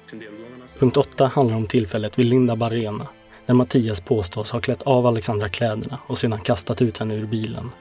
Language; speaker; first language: Swedish; native; Swedish